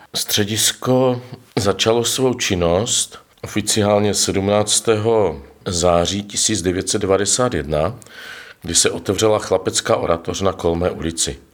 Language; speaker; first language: Czech; native; Czech